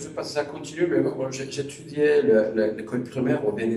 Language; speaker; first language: French; non-native, fluent; Spanish